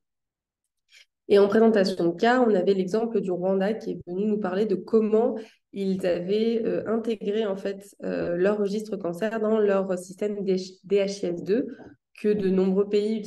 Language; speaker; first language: French; native; French